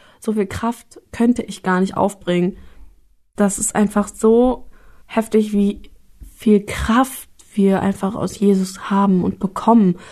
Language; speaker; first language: German; native; German